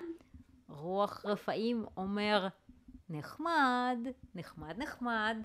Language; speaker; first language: Hebrew; native; Hebrew